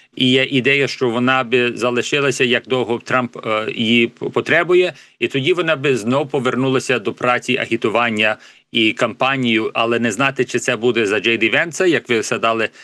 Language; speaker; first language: Ukrainian; early bilingual, heritage; English